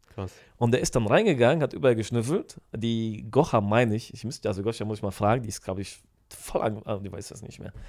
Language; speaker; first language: German; native; German